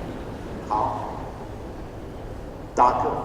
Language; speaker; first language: Chinese; non-native, fluent; English